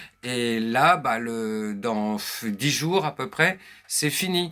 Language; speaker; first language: French; native; French